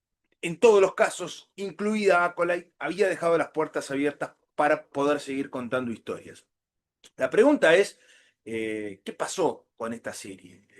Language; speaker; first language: Spanish; native; Spanish